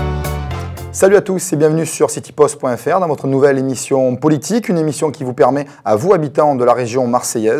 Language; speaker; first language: French; native; French